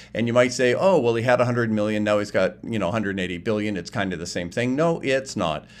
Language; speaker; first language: English; native; English